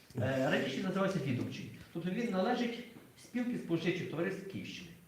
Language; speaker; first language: Ukrainian; native; Ukrainian